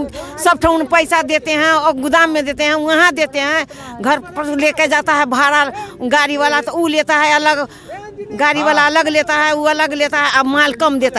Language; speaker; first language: Hindi; non-native, local second language; Maithili